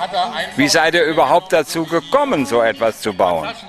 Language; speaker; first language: German; native; German